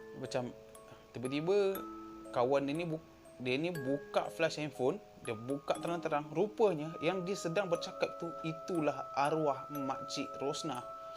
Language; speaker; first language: Malay; native; Malay